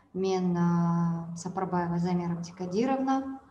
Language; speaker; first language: Russian; non-native, local second language; Kazakh